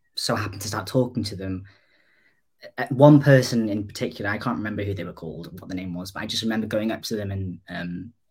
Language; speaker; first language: English; native; English